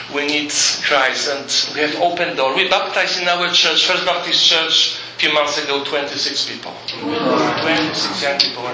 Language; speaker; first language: English; non-native, fluent; Polish